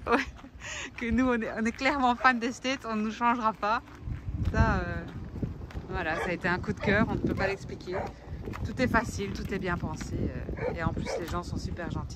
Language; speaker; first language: French; native; French